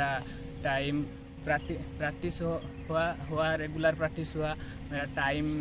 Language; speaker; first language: Hindi; non-native, local second language; Odia